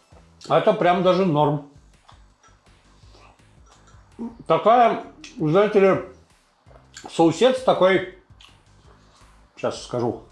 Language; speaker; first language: Russian; native; Russian